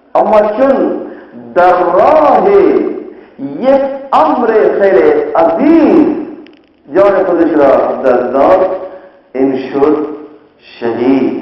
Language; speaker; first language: Persian; non-native, fluent; Urdu